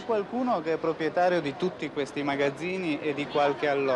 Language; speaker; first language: Italian; native; Italian